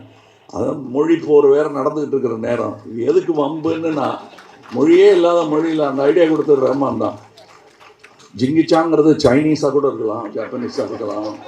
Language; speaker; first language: Tamil; native; Tamil